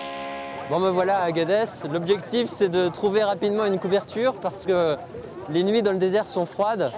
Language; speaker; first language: French; native; French